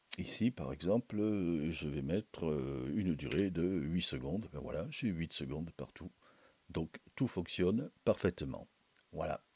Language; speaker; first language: French; native; French